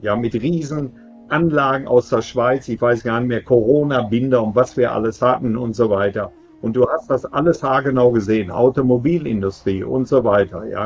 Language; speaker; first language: German; native; German